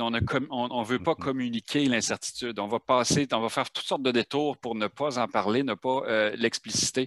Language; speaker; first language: French; native; French